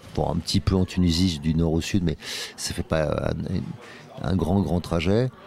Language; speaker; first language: French; native; French